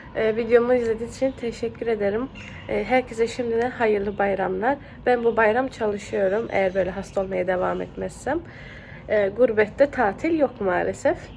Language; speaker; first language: Turkish; early bilingual, heritage; Turkish